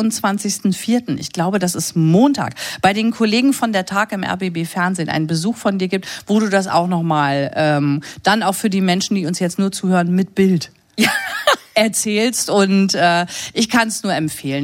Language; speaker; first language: German; native; German